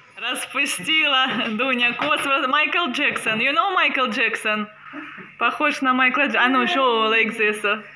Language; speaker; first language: Russian; native; Russian